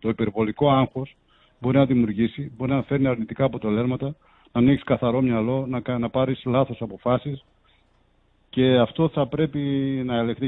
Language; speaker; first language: Greek; native; Greek